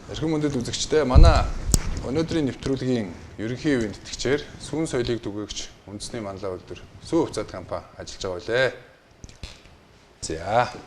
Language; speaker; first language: Mongolian; native; Mongolian